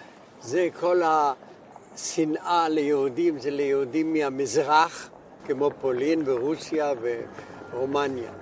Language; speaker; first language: Hebrew; non-native, fluent; German